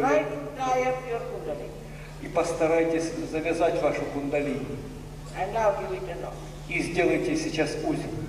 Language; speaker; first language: Russian; native; Russian